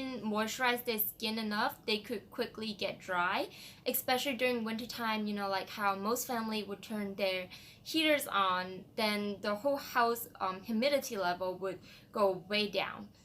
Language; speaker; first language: English; non-native, fluent; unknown